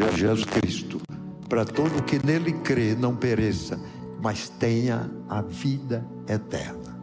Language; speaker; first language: Portuguese; native; Portuguese